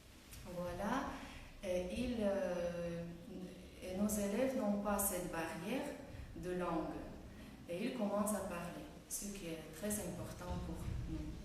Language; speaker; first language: French; non-native, fluent; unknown